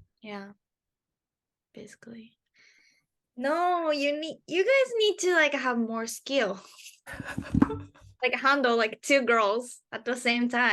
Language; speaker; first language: English; non-native, learner; Japanese